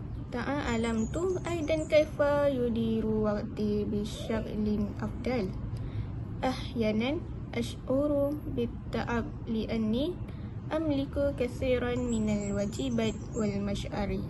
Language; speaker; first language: Arabic; non-native, learner; Malay